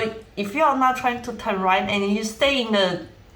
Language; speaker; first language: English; non-native, fluent; Chinese